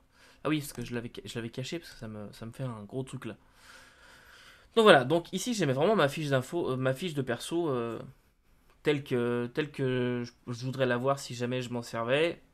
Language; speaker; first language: French; native; French